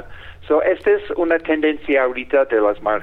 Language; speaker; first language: Spanish; non-native, fluent; English